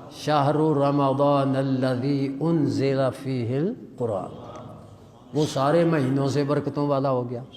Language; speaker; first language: Urdu; non-native, local second language; Punjabi